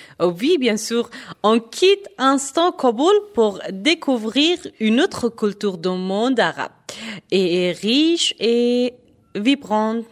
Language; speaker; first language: French; non-native, fluent; Persian